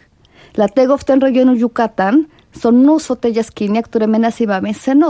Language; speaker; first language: Polish; non-native, fluent; Spanish